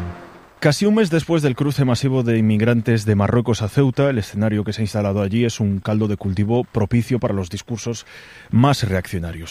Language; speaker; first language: Spanish; native; Spanish